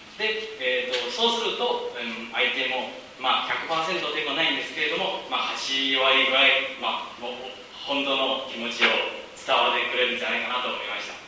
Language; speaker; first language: Japanese; non-native, fluent; Chinese